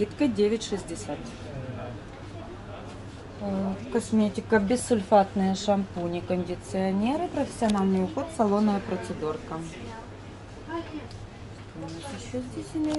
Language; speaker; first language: Russian; native; Russian